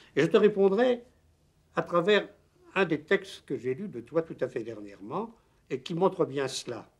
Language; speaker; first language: French; native; French